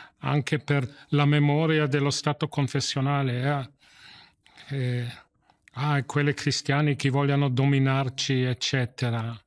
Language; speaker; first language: Italian; non-native, fluent; English